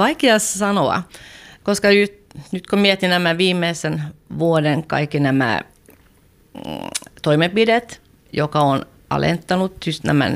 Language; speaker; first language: Finnish; non-native, local second language; Swedish